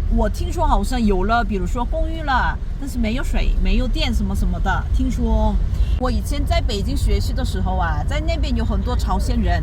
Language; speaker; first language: Chinese; non-native, fluent; Korean